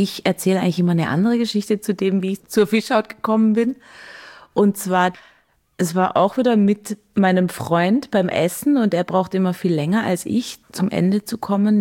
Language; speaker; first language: German; native; German